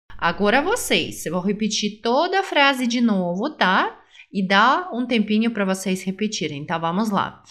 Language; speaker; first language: Portuguese; non-native, fluent; Russian